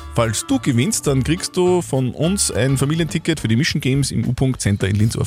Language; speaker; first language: German; native; German